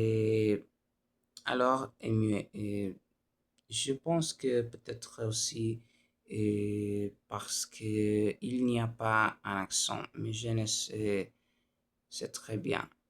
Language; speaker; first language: French; non-native, learner; Spanish